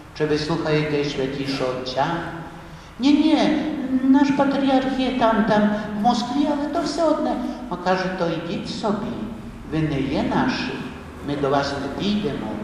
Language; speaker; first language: Ukrainian; early bilingual, heritage; Ukrainian